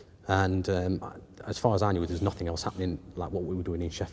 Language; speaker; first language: English; native; English